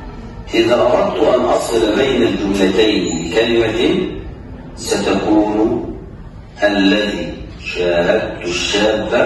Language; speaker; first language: Arabic; non-native, learner; Indonesian